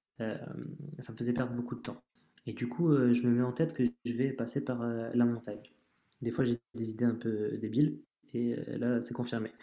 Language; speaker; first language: French; native; French